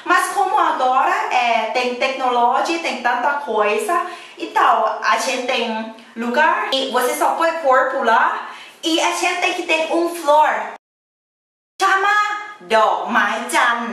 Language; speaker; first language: Portuguese; non-native, learner; Thai